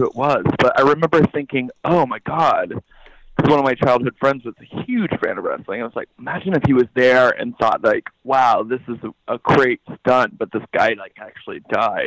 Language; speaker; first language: English; native; English